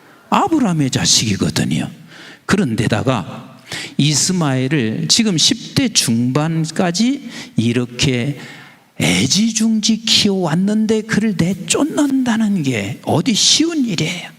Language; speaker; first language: Korean; native; Korean